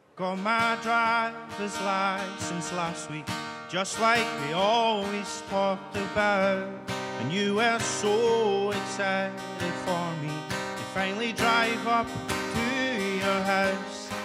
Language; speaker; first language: English; native; English